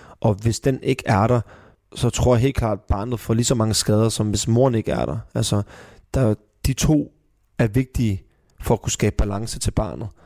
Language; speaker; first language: Danish; early bilingual, other home language; Persian